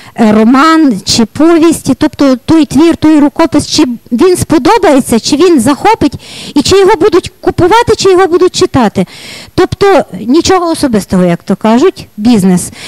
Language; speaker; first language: Ukrainian; native; Ukrainian